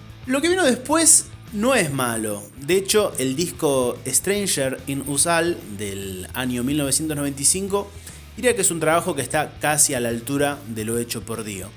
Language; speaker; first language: Spanish; native; Spanish